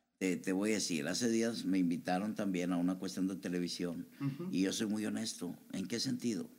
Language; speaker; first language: Spanish; native; Spanish